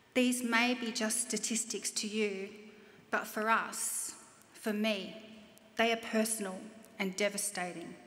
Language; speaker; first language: English; native; English